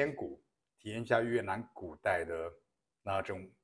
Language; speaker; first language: Chinese; native; Chinese